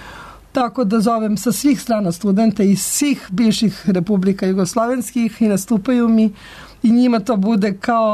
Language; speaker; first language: Serbian; native; Serbian